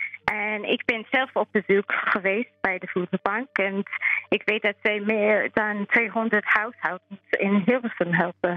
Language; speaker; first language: Dutch; non-native, learner; English